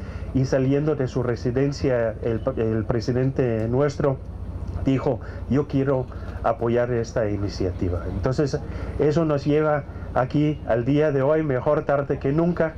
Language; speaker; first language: Spanish; non-native, fluent; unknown